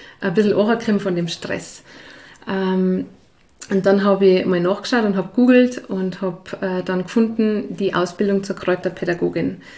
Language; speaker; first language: German; native; German